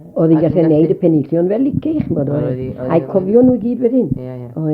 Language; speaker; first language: Welsh; native; Welsh